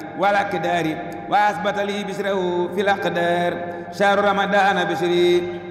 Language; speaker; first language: Arabic; non-native, fluent; Wolof